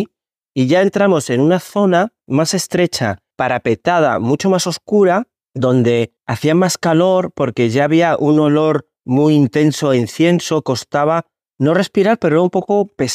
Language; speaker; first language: Spanish; native; Spanish